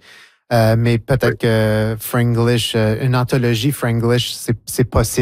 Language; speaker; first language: French; native; French